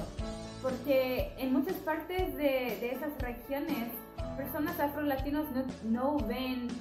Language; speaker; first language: Spanish; non-native, fluent; English